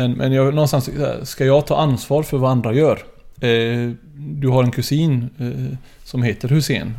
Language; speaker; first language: Swedish; early bilingual, other home language; Arabic